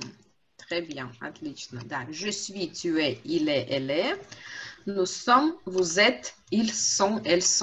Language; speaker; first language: French; non-native, fluent; Russian